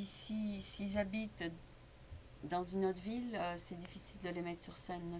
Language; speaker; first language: French; native; French